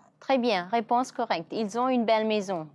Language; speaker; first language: French; non-native, fluent; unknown